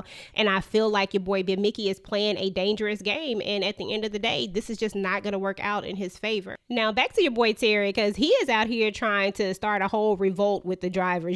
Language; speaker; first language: English; native; English